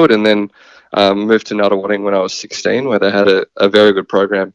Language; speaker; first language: English; native; English